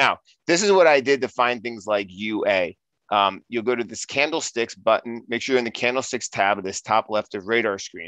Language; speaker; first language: English; native; English